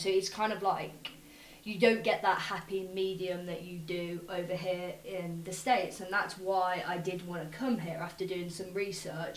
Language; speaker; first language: English; native; English